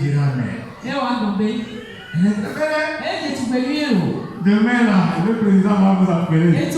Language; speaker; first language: French; non-native, local second language; Ewe